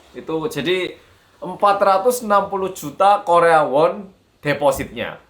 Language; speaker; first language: Indonesian; early bilingual, other home language; Korean